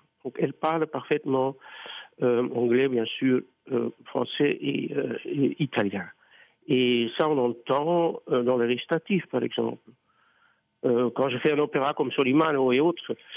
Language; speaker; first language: French; non-native, fluent; Dutch